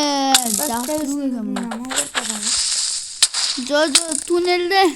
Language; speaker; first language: Kazakh; native; Kazakh